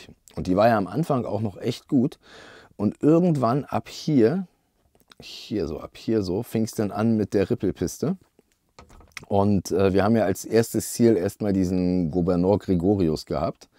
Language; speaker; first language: German; native; German